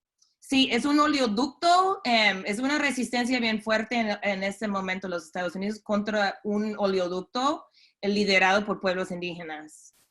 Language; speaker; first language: Spanish; non-native, fluent; English